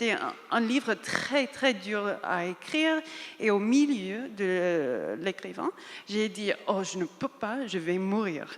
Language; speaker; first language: French; non-native, fluent; English